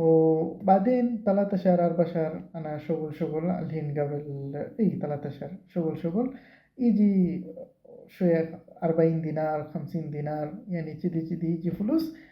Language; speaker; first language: Arabic; non-native, learner; Bangla